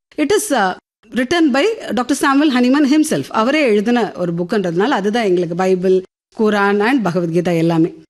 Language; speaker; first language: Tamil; non-native, local second language; Telugu